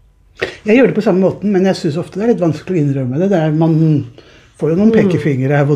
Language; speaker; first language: Norwegian; native; Norwegian